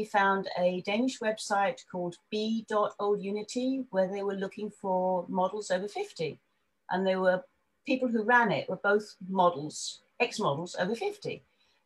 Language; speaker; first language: English; native; English